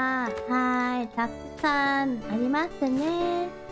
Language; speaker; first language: Japanese; non-native, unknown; Thai